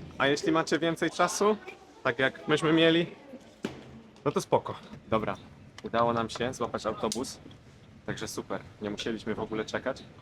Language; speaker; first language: Polish; native; Polish